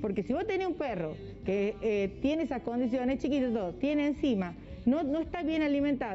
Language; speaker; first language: Spanish; native; Spanish